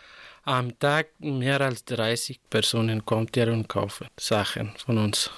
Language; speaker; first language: German; non-native, learner; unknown